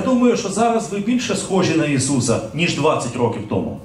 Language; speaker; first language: Ukrainian; native; Ukrainian